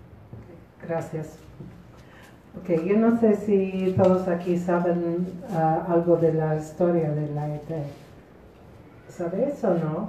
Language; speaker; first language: Spanish; non-native, fluent; Polish